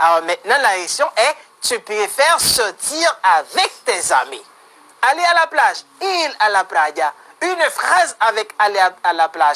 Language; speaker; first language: French; non-native, fluent; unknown